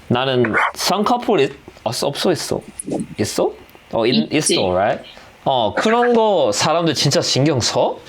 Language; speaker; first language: Korean; non-native, fluent; English